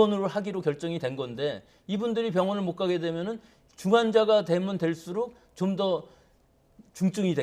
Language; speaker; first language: Korean; native; Korean